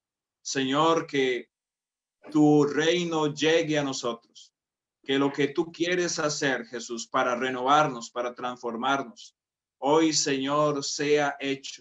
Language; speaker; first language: Spanish; native; Spanish